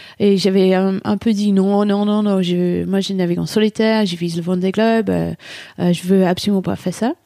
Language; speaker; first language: French; non-native, fluent; English